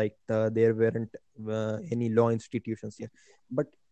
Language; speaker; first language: English; non-native, local second language; Marathi